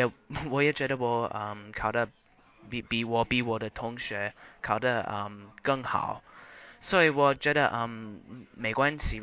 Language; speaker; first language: Chinese; non-native, learner; English